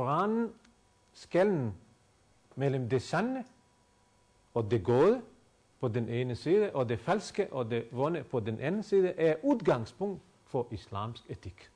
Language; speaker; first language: Danish; non-native, fluent; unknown